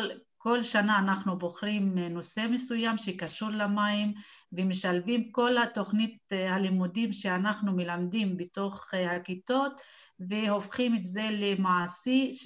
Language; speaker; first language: Hebrew; non-native, local second language; Arabic